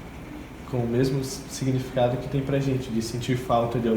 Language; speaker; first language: Portuguese; native; Portuguese